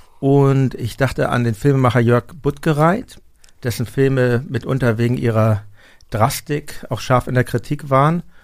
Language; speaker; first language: German; native; German